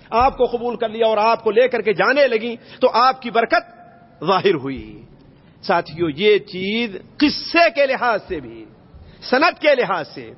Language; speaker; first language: Urdu; native; Urdu